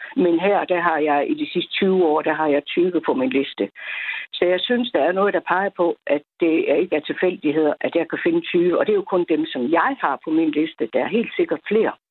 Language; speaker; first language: Danish; native; Danish